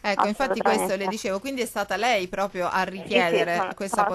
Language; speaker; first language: Italian; native; Italian